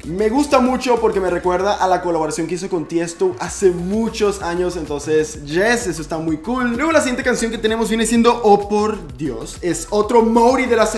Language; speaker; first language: Spanish; native; Spanish